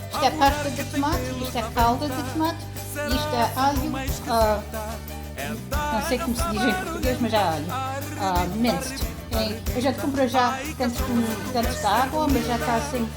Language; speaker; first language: Portuguese; early bilingual, heritage; Portuguese